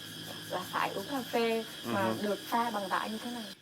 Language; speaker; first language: Vietnamese; non-native, local second language; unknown